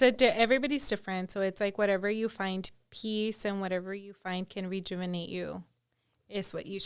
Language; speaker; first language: English; early bilingual, other home language; Spanish